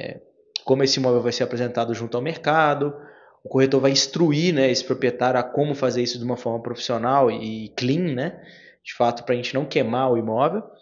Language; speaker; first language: Portuguese; native; Portuguese